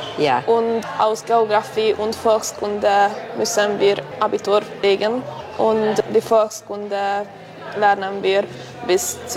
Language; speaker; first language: German; non-native, local second language; Hungarian